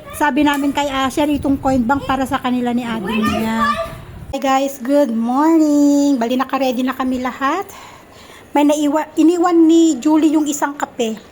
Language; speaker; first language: Filipino; native; Filipino